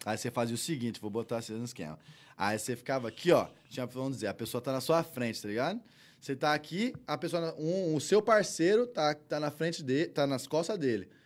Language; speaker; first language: Portuguese; early bilingual, heritage; Portuguese